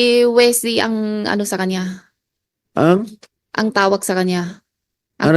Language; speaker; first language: Filipino; non-native, learner; Chinese